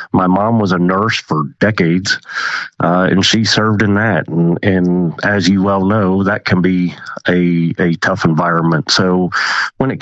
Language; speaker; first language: English; native; English